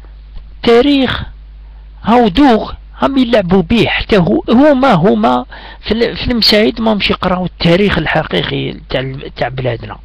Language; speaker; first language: Arabic; native; Arabic